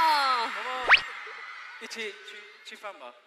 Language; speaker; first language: Chinese; non-native, learner; Korean